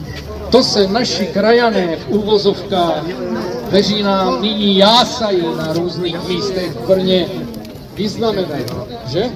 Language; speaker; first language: Czech; native; Czech